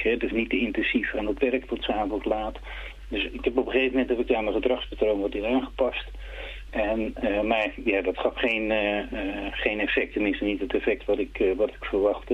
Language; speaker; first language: Dutch; native; Dutch